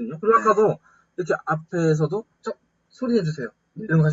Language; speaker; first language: Korean; native; Korean